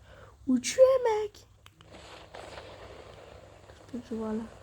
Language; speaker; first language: French; native; French